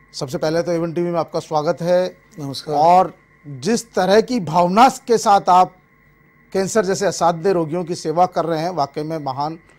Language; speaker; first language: Hindi; native; Hindi